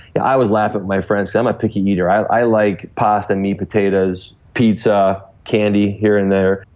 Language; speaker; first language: English; native; English